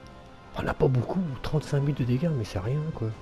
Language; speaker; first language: French; native; French